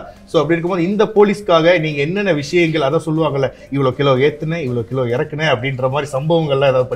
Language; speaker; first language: Tamil; native; Tamil